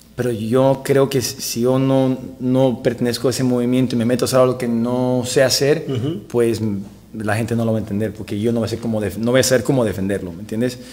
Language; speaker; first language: Spanish; native; Spanish